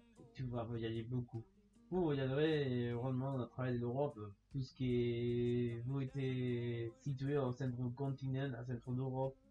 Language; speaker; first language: French; non-native, learner; Spanish